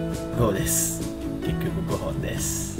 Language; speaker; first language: Japanese; non-native, learner; Sinhala